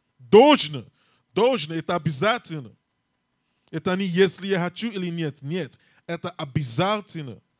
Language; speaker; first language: Russian; non-native, learner; English